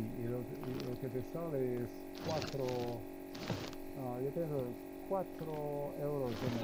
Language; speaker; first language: Spanish; non-native, learner; Slovenian